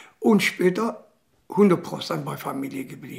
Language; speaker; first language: German; non-native, learner; Kurdish